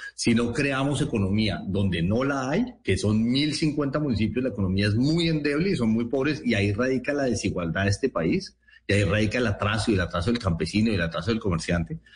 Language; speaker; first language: Spanish; native; Spanish